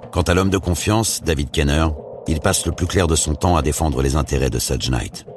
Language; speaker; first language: French; native; French